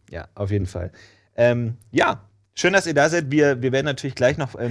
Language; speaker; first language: German; native; German